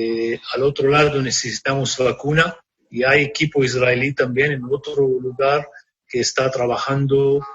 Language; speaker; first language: Spanish; non-native, fluent; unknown